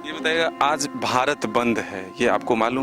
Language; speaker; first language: Hindi; native; Hindi